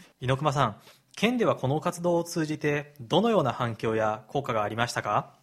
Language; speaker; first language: Japanese; native; Japanese